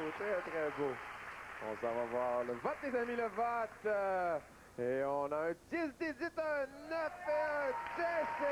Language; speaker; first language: French; native; French